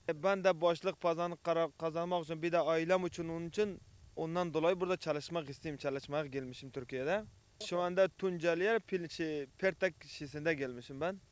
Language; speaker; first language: Turkish; non-native, learner; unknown